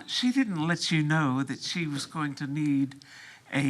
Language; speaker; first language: English; early bilingual, other home language; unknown